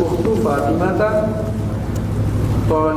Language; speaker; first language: Arabic; non-native, learner; Urdu